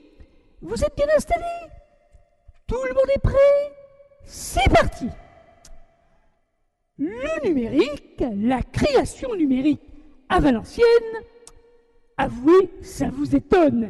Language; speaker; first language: French; native; French